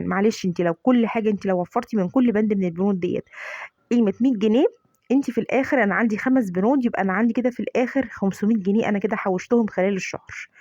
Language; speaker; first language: Arabic; native; Arabic